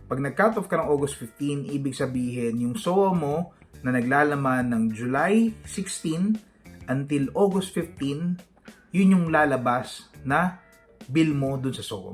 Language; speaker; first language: Filipino; native; Filipino